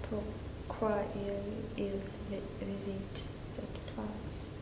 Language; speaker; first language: French; non-native, learner; English